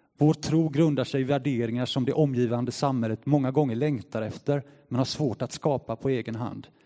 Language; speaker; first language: Swedish; native; Swedish